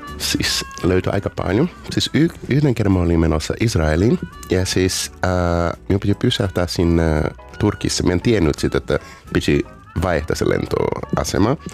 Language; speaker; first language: Finnish; non-native, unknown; Portuguese